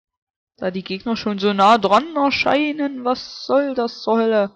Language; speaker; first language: German; native; German